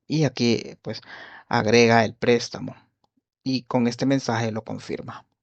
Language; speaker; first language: Spanish; native; Spanish